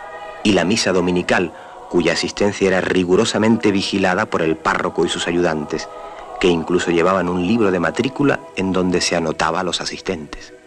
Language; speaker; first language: Spanish; native; Spanish